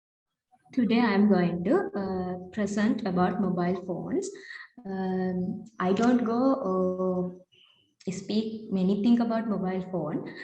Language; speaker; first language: English; non-native, learner; Sinhala